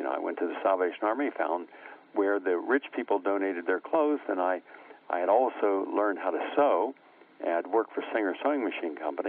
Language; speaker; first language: English; native; English